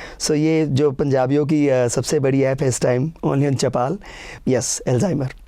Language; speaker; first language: Hindi; non-native, local second language; Punjabi